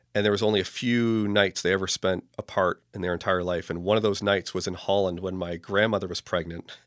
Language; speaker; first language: English; native; English